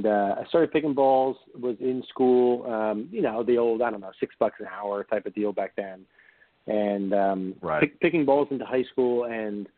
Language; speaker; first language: English; native; English